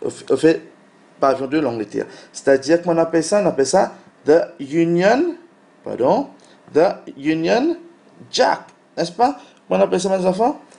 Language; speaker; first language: French; non-native, local second language; Morisyen